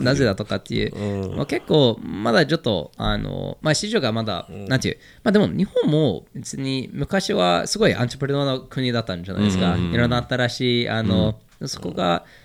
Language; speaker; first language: Japanese; non-native, fluent; English